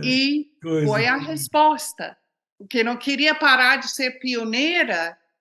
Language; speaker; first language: Portuguese; non-native, fluent; English